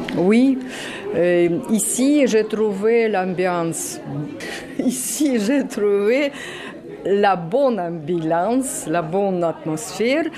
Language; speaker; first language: French; non-native, learner; Russian